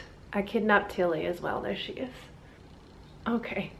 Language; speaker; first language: English; native; English